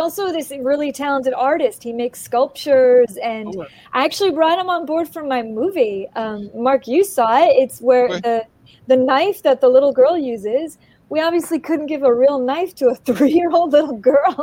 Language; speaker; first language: English; native; English